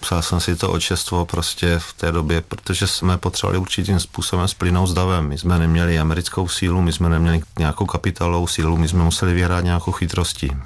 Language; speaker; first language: Czech; native; Czech